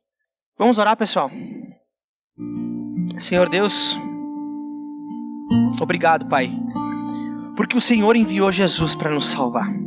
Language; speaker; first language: Portuguese; native; Portuguese